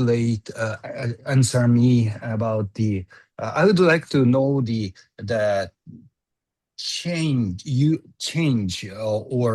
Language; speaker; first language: English; non-native, learner; Japanese